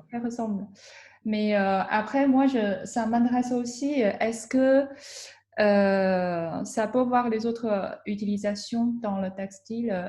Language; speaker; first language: French; non-native, fluent; Chinese